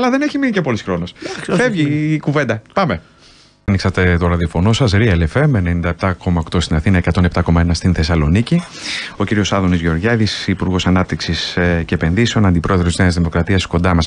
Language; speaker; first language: Greek; native; Greek